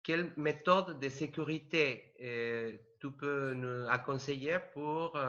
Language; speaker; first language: French; non-native, learner; Spanish